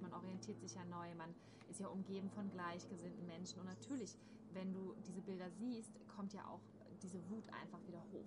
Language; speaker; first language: German; native; German